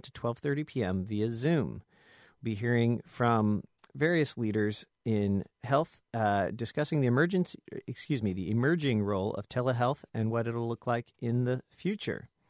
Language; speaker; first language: English; native; English